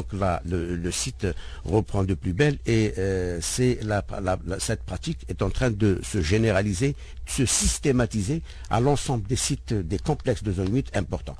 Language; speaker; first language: French; non-native, local second language; Arabic